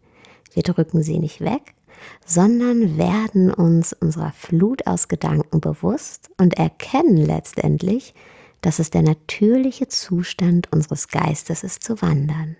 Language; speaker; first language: German; native; German